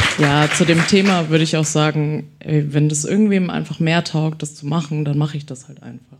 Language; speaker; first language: German; early bilingual, other home language; Chinese